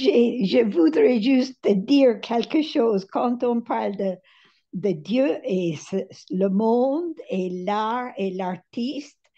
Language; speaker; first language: French; non-native, fluent; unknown